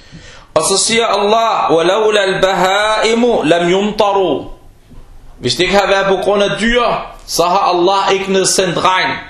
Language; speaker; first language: Danish; early bilingual, other home language; Arabic